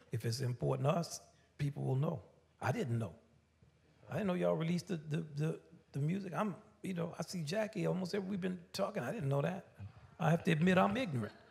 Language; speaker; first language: English; native; English